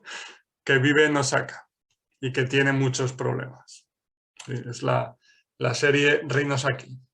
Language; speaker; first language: Spanish; non-native, fluent; English